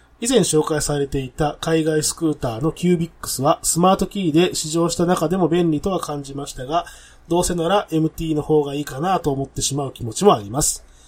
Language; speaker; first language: Japanese; native; Japanese